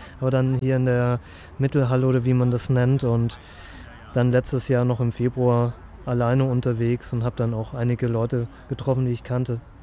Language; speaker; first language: German; native; German